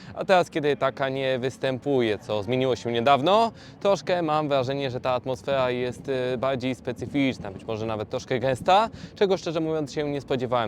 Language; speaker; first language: Polish; native; Polish